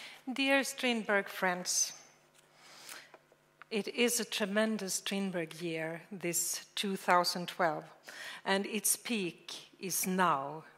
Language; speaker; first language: English; non-native, fluent; Swedish